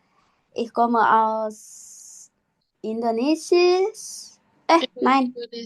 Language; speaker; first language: German; non-native, learner; Indonesian